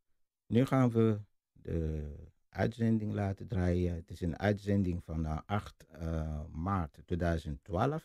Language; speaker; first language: Dutch; non-native, fluent; Lingala